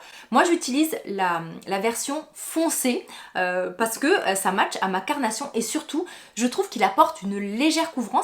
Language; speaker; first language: French; native; French